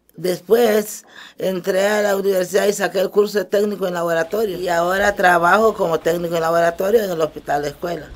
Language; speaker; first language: Spanish; early bilingual, other home language; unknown